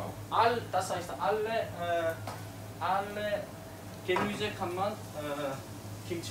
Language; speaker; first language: German; non-native, learner; Korean